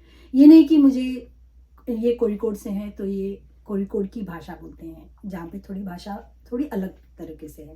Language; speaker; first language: Hindi; non-native, local second language; Malayalam